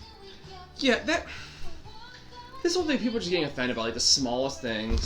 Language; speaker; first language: English; native; English